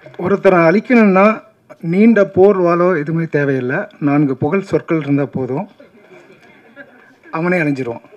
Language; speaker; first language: Tamil; native; Tamil